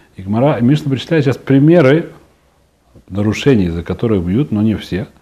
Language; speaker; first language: Russian; early bilingual, heritage; Russian